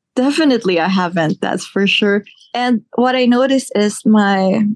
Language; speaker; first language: English; non-native, local second language; Filipino